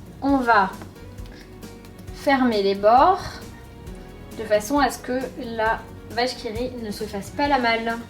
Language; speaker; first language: French; native; French